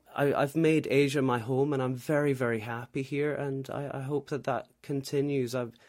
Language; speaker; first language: English; native; English